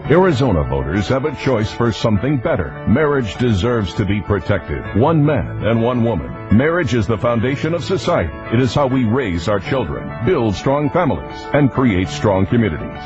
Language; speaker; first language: English; native; English